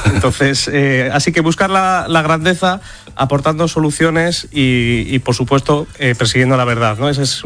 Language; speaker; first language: Spanish; native; Spanish